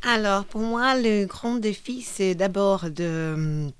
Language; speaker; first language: French; non-native, fluent; Portuguese